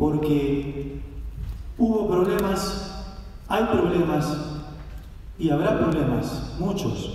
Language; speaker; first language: Spanish; native; Spanish